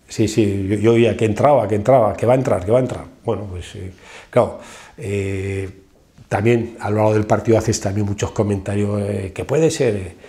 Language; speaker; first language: Spanish; native; Spanish